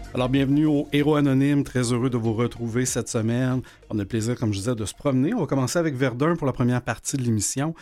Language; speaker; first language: French; native; French